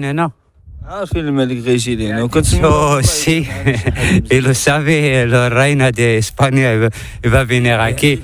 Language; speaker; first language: Spanish; non-native, learner; Arabic